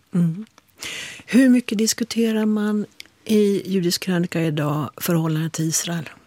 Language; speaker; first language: Swedish; native; Swedish